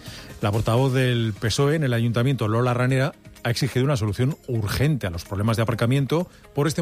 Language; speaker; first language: Spanish; native; Spanish